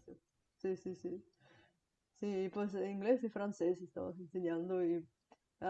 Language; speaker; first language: Spanish; non-native, fluent; Bulgarian